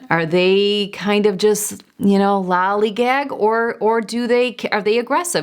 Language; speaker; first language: English; native; English